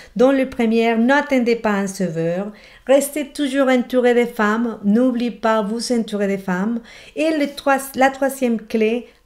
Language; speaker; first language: French; non-native, fluent; Spanish